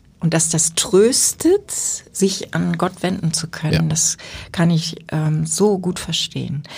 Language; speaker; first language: German; native; German